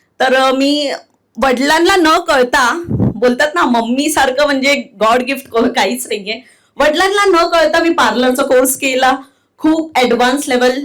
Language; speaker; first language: Marathi; non-native, local second language; Telugu